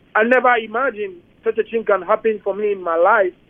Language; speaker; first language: English; non-native, local second language; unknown